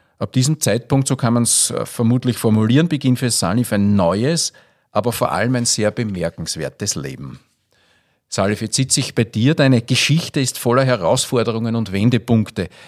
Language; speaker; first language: German; native; German